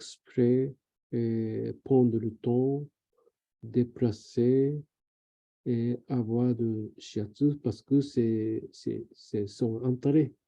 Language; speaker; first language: French; non-native, learner; Japanese